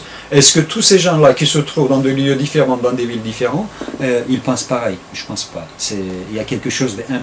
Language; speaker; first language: French; non-native, fluent; Turkish